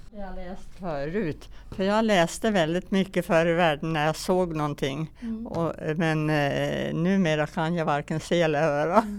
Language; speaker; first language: Swedish; native; Swedish